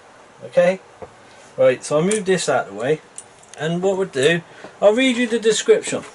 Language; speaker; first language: English; native; English